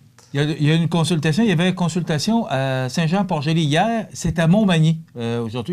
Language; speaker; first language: French; native; French